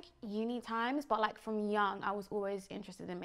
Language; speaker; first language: English; native; English